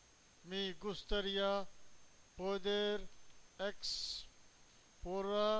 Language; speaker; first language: Spanish; non-native, learner; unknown